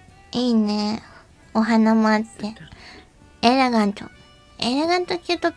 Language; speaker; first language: Japanese; native; Japanese